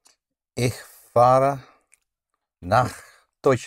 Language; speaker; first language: German; non-native, learner; English